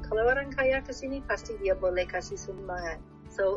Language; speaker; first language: Indonesian; non-native, fluent; English